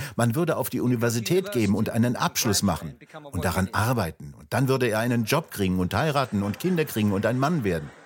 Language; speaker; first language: German; non-native, fluent; Russian